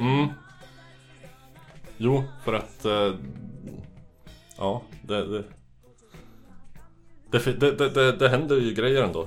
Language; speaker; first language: Swedish; native; Swedish